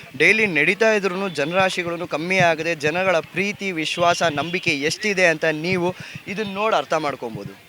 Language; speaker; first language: Kannada; native; Kannada